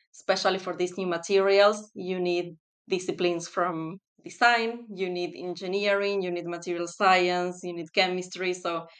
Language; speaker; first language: English; non-native, fluent; Spanish